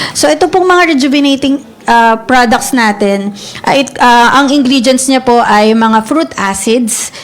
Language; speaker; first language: Filipino; native; Filipino